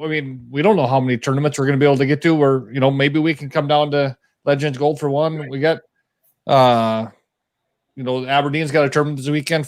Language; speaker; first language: English; native; English